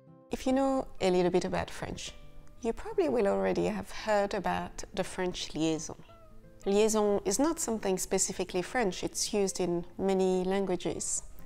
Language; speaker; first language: English; non-native, fluent; French